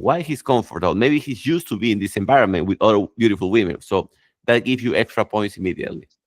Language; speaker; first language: English; non-native, fluent; Spanish